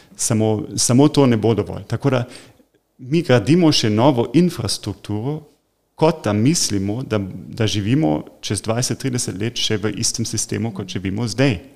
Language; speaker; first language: Slovenian; non-native, fluent; German